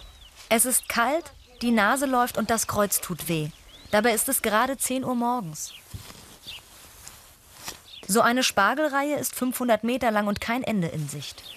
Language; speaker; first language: German; native; German